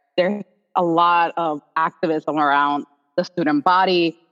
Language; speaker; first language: English; non-native, local second language; Spanish